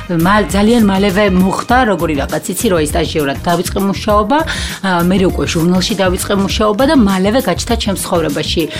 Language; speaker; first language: Georgian; native; Georgian